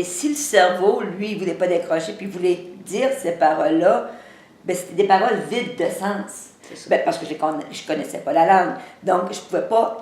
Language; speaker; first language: French; native; French